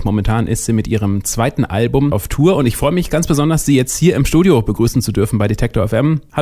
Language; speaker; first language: German; native; German